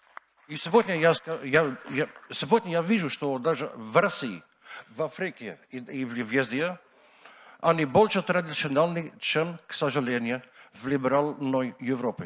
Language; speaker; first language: Russian; non-native, learner; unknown